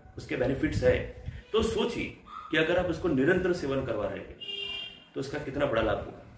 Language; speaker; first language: Hindi; non-native, local second language; Gujarati